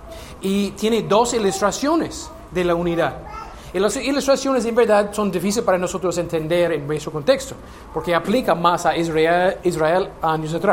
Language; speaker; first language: Spanish; non-native, learner; English